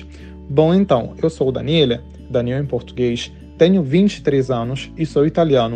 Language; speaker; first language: Portuguese; non-native, fluent; Italian